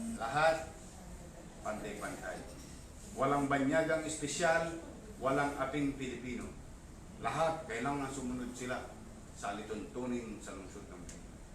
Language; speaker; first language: Filipino; native; Filipino